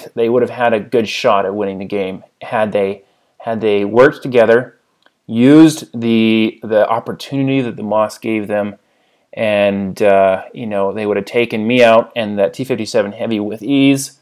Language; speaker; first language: English; native; English